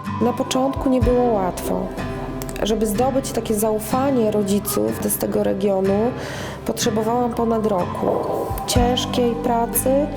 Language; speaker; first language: Polish; native; Polish